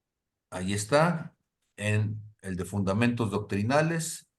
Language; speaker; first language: Spanish; native; Spanish